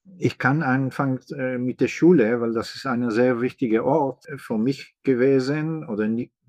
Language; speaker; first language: German; non-native, fluent; Hebrew